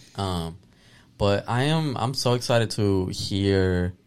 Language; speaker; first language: English; early bilingual, other home language; Spanish